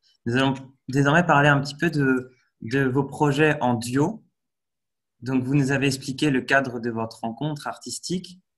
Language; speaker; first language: French; native; French